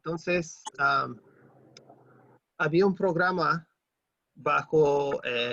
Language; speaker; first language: Spanish; non-native, fluent; English